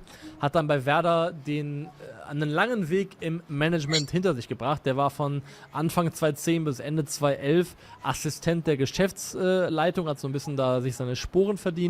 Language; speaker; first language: German; native; German